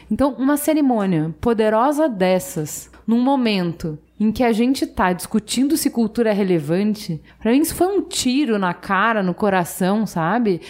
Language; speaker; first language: Portuguese; native; Portuguese